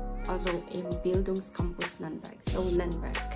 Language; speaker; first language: German; non-native, learner; Filipino